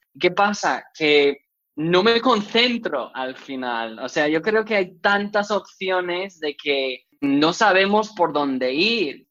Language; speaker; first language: Spanish; non-native, fluent; English